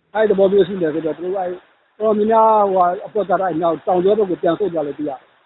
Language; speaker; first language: Burmese; native; Burmese